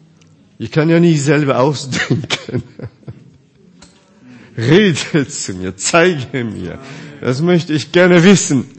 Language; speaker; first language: German; non-native, fluent; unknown